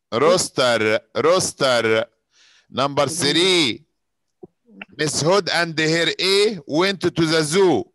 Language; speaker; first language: English; non-native, fluent; Arabic